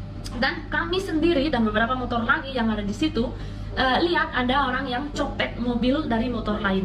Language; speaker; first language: Indonesian; non-native, fluent; Spanish